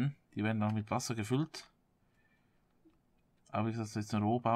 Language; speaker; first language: German; native; German